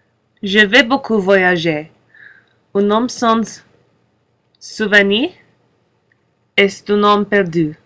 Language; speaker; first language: French; non-native, learner; English